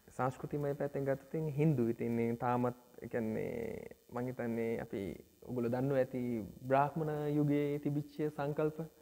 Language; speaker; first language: Sinhala; early bilingual, other home language; Nepali